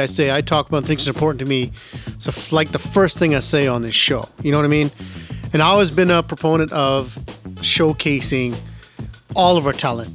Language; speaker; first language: English; early bilingual, other home language; Punjabi